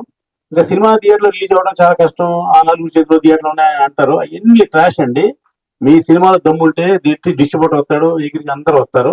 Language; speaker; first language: Telugu; native; Telugu